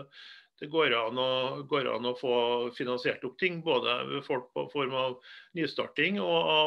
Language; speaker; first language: Norwegian; native; Norwegian